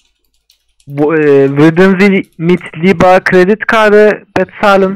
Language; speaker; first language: German; non-native, learner; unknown